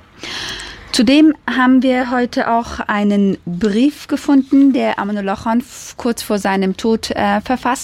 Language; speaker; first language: German; non-native, fluent; Persian